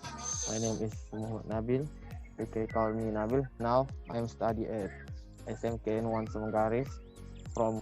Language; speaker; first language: English; non-native, learner; Indonesian